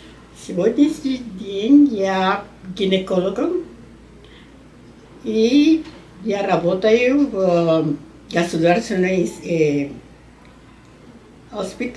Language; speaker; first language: Russian; non-native, learner; Spanish